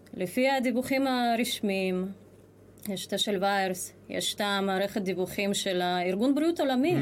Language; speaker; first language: Hebrew; non-native, fluent; Russian